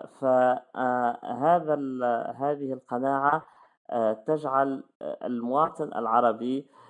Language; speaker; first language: Arabic; native; Arabic